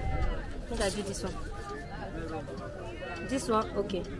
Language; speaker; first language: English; non-native, local second language; Yoruba